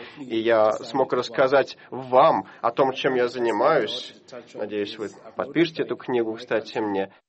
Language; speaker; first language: Russian; non-native, fluent; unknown